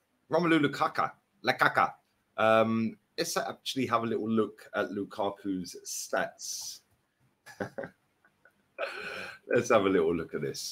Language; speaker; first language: English; native; English